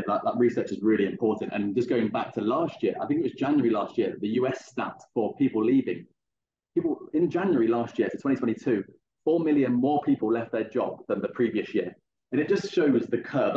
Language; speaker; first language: English; native; English